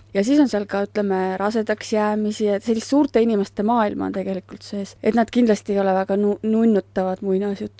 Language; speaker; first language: Estonian; native; Estonian